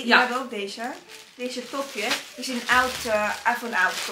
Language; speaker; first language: Dutch; non-native, learner; Italian